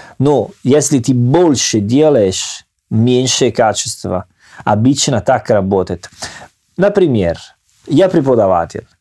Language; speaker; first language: Russian; non-native, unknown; Italian